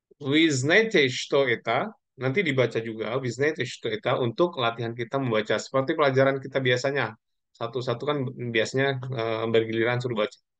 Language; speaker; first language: Indonesian; non-native, local second language; Javanese